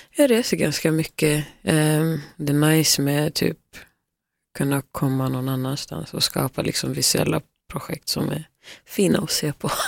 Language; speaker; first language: Swedish; early bilingual, other home language; Somali